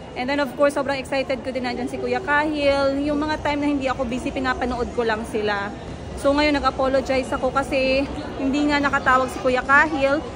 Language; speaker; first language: Filipino; non-native, local second language; Cebuano